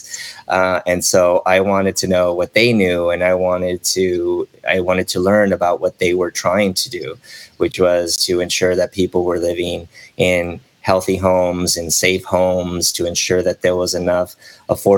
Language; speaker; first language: English; native; English